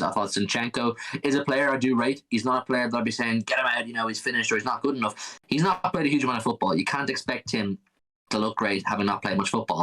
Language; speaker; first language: English; native; English